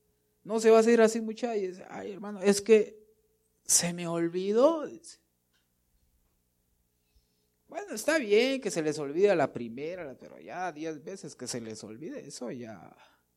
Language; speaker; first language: Spanish; native; Spanish